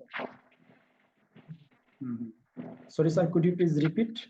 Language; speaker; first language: English; non-native, fluent; Bangla